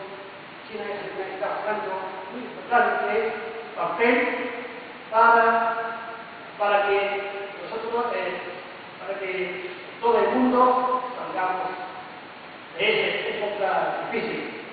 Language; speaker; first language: Spanish; non-native, fluent; Chinese